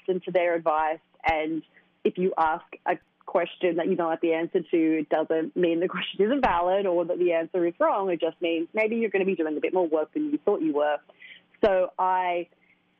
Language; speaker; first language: English; native; English